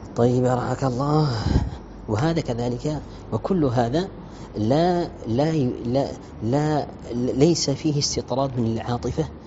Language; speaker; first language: Arabic; non-native, fluent; Malay